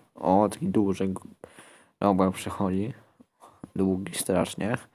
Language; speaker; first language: Polish; native; Polish